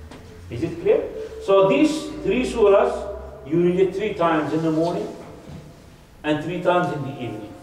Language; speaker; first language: English; non-native, fluent; Arabic